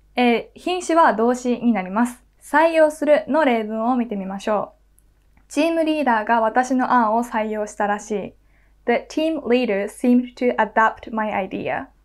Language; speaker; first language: Japanese; native; Japanese